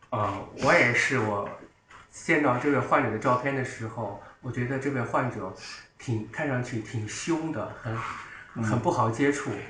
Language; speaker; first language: Chinese; native; Chinese